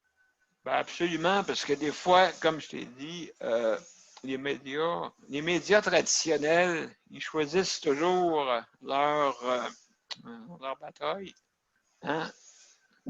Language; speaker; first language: French; native; French